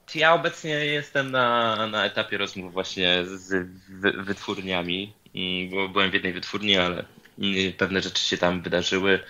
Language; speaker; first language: Polish; native; Polish